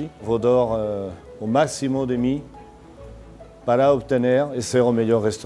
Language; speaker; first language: Portuguese; non-native, fluent; French